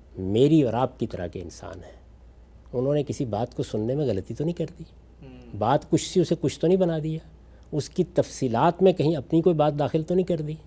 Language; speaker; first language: Urdu; non-native, local second language; Punjabi